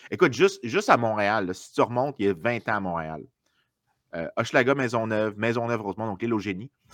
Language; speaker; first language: French; native; French